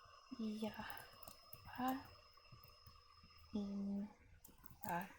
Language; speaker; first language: Danish; non-native, learner; English